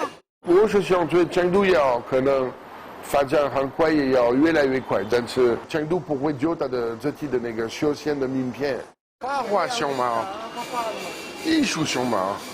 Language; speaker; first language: Chinese; non-native, fluent; French